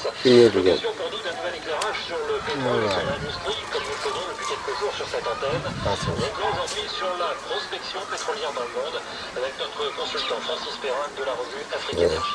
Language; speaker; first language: French; native; French